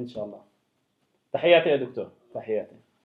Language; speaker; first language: Turkish; non-native, learner; Arabic